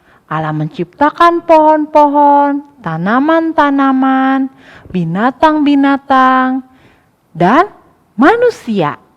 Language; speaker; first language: Indonesian; native; Indonesian